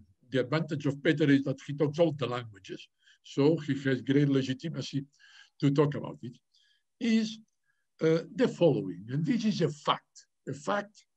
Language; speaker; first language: English; non-native, fluent; Catalan